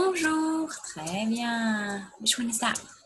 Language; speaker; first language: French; non-native, fluent; English